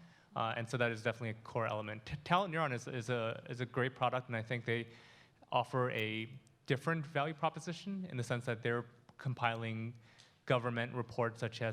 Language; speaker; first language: English; native; English